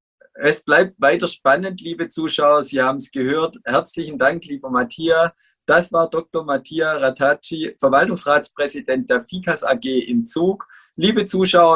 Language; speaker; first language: German; native; German